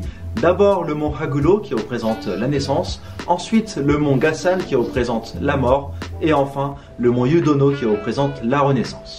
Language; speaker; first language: French; native; French